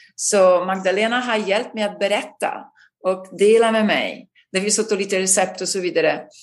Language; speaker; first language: Swedish; non-native, fluent; Italian